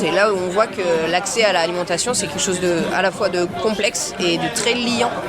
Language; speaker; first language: French; native; French